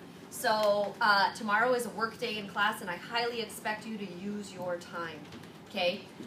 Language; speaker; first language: English; native; English